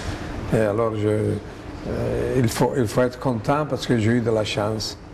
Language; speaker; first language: French; non-native, fluent; Italian